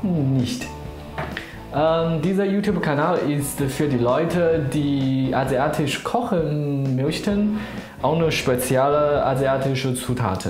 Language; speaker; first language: German; non-native, fluent; Chinese